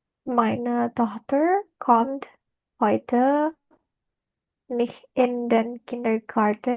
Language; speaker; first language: German; non-native, learner; Indonesian